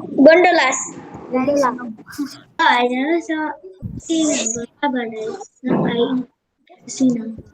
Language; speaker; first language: English; non-native, local second language; Tamil